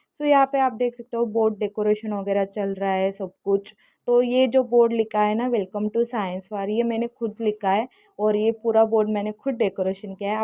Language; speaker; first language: Hindi; non-native, local second language; Marathi